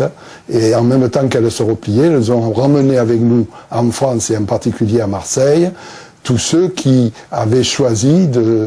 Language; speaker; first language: French; native; French